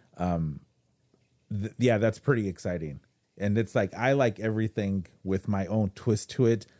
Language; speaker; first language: English; native; English